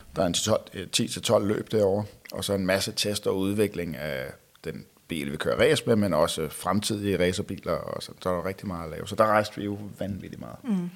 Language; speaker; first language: Danish; native; Danish